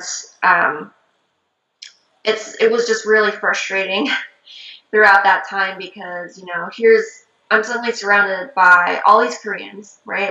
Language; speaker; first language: English; early bilingual, other home language; Korean